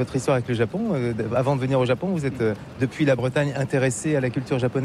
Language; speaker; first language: French; native; French